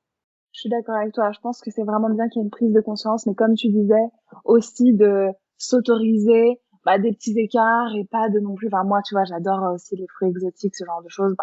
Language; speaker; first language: French; native; French